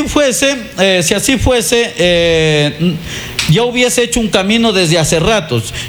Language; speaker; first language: Spanish; native; Spanish